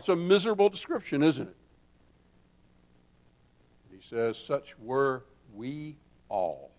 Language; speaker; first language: English; native; English